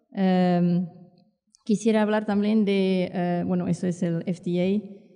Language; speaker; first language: Spanish; non-native, fluent; Czech